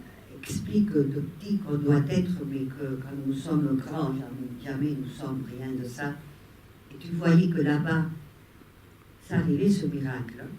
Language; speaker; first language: French; non-native, fluent; Spanish